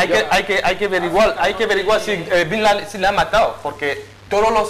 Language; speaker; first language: Spanish; non-native, fluent; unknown